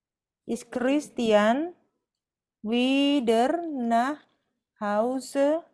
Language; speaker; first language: German; non-native, fluent; Indonesian